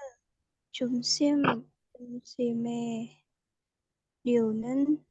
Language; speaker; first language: Korean; non-native, learner; Indonesian